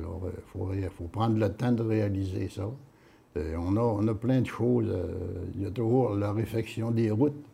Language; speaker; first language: French; native; French